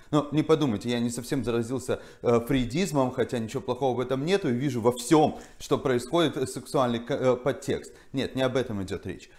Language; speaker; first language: Russian; native; Russian